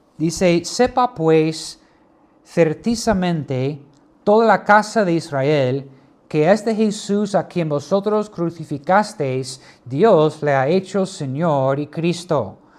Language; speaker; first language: Spanish; non-native, fluent; English